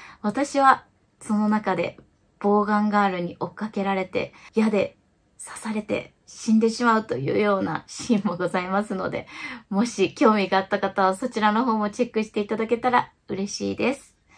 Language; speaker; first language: Japanese; native; Japanese